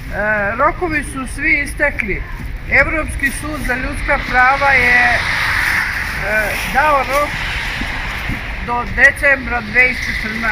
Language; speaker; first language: Bosnian; native; Bosnian